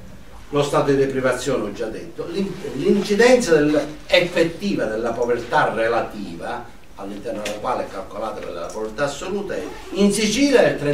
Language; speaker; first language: Italian; native; Italian